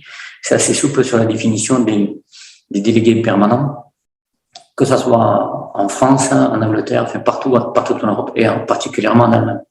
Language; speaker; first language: French; native; French